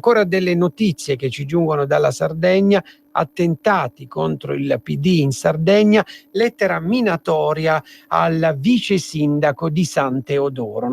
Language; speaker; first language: Italian; native; Italian